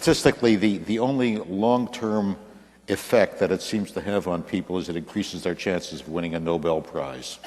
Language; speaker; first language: English; native; English